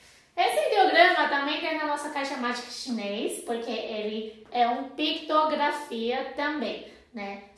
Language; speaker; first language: Portuguese; non-native, fluent; Chinese